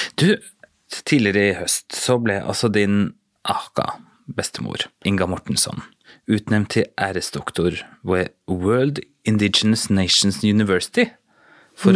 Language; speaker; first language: Norwegian; native; Norwegian